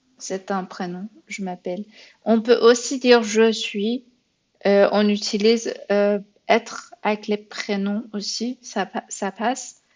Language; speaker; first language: French; non-native, fluent; Persian